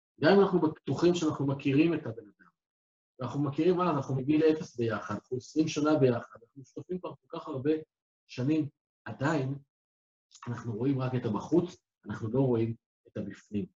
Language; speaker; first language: Hebrew; native; Hebrew